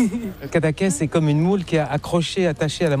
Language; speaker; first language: French; native; French